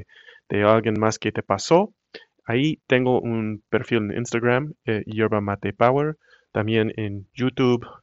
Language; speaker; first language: Spanish; non-native, fluent; English